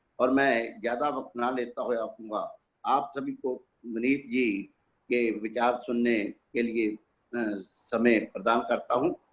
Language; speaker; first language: Hindi; non-native, local second language; Punjabi